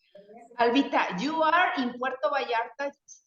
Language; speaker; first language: English; non-native, fluent; Spanish